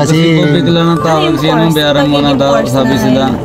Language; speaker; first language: Filipino; non-native, learner; Punjabi